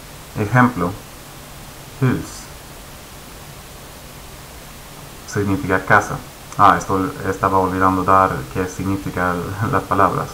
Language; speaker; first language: Spanish; non-native, fluent; Swedish